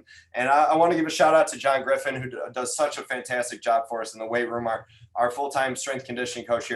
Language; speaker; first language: English; native; English